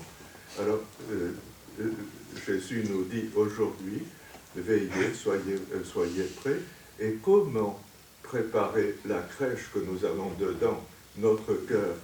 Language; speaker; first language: French; native; French